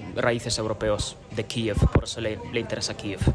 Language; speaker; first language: Spanish; non-native, fluent; Ukrainian